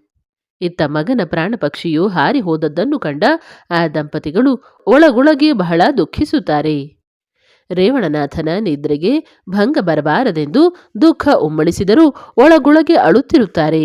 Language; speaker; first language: Kannada; native; Kannada